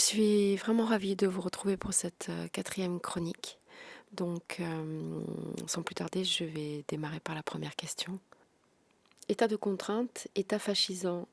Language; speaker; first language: French; native; French